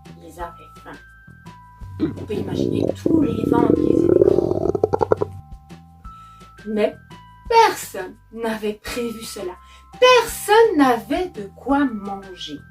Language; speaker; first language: French; native; French